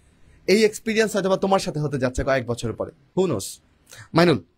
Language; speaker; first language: Bangla; native; Bangla